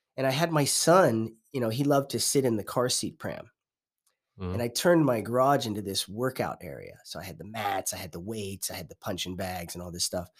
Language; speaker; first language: English; native; English